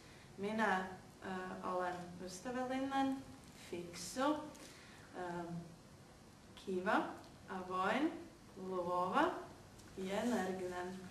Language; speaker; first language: Finnish; non-native, learner; Latvian